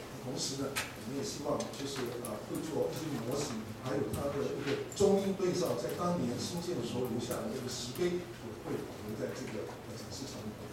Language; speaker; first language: Chinese; native; Chinese